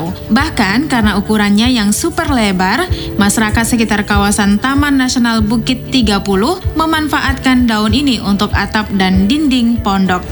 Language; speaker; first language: Indonesian; native; Indonesian